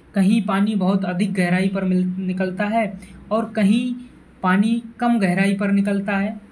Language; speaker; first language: Hindi; native; Hindi